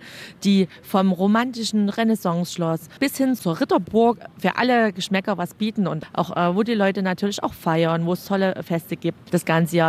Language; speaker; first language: German; native; German